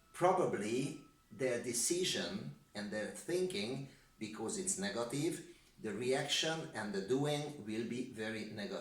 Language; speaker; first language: English; non-native, learner; Hungarian